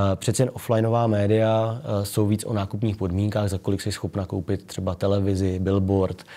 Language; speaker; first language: Czech; native; Czech